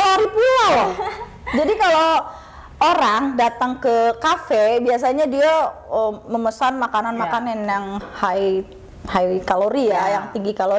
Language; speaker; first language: Indonesian; native; Indonesian